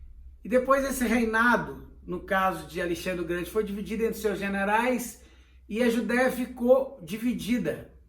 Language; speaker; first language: Portuguese; native; Portuguese